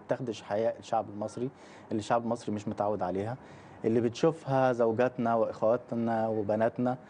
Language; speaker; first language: Arabic; native; Arabic